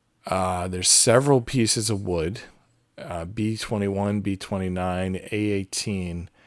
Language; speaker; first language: English; native; English